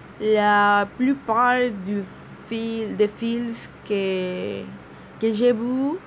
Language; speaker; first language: French; non-native, learner; Spanish